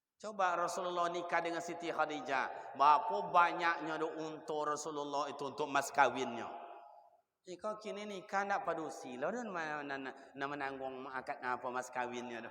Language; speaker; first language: Malay; non-native, local second language; Minangkabau